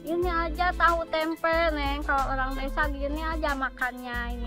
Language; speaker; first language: Indonesian; native; Indonesian